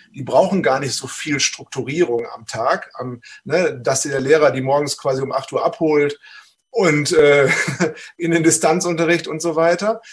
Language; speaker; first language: German; native; German